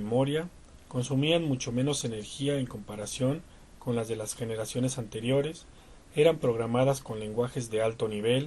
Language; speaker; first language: Spanish; native; Spanish